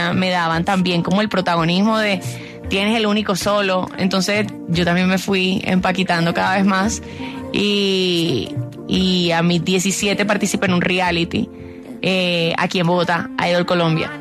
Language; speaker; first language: Spanish; native; Spanish